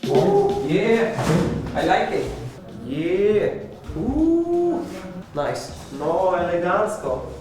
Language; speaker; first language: Polish; native; Polish